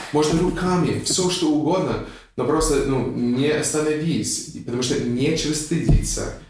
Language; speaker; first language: Russian; non-native, fluent; English